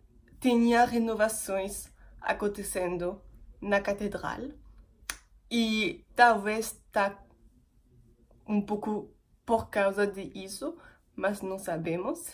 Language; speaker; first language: Portuguese; non-native, fluent; French